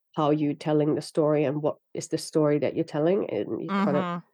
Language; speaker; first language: English; non-native, fluent; Finnish